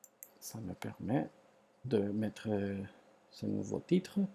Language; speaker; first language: French; non-native, fluent; Spanish